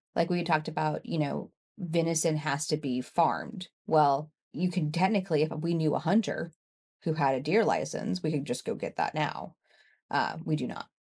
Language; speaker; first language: English; native; English